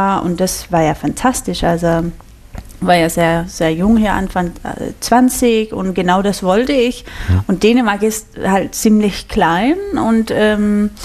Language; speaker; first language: German; non-native, fluent; Danish